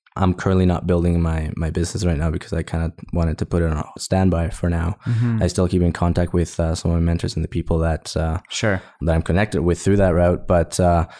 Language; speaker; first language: English; early bilingual, other home language; Spanish